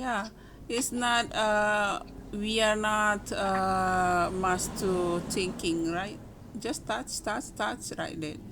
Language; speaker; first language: English; non-native, learner; Indonesian